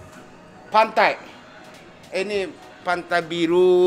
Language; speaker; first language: Indonesian; non-native, fluent; Japanese